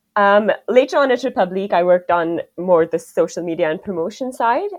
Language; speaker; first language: English; non-native, local second language; Hindi